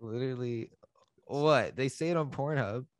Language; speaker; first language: English; native; English